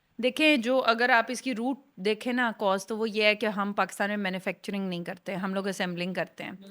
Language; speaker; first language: Urdu; non-native, local second language; Saraiki